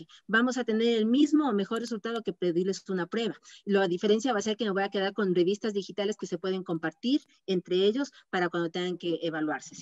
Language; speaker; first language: Spanish; native; Spanish